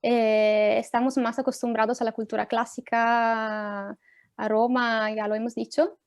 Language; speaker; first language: Spanish; non-native, fluent; Italian